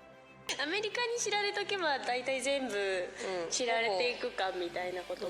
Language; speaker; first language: Japanese; native; Japanese